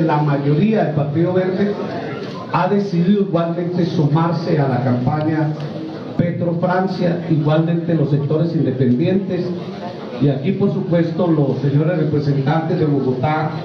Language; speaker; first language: Spanish; native; Spanish